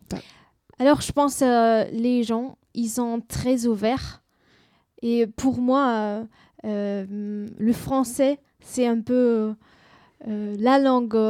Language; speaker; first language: French; non-native, learner; German